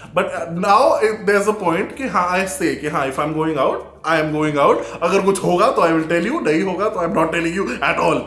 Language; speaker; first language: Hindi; native; Hindi